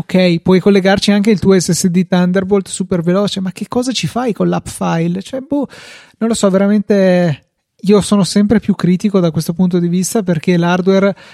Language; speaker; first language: Italian; native; Italian